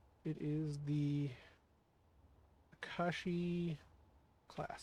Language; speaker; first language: English; native; English